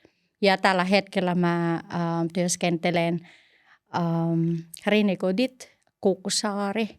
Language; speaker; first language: Finnish; non-native, learner; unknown